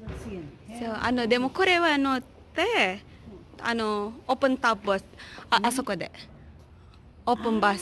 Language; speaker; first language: Japanese; non-native, learner; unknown